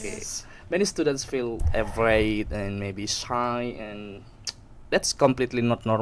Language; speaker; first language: English; non-native, learner; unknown